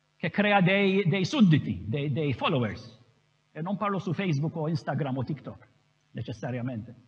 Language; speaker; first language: Italian; non-native, fluent; Maltese